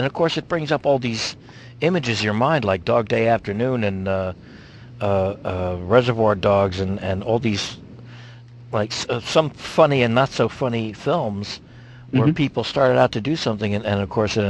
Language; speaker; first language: English; native; English